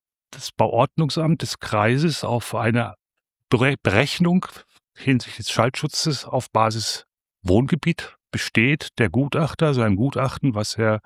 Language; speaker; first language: German; native; German